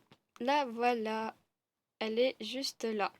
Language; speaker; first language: French; native; French